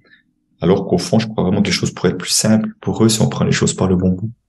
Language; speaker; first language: French; native; French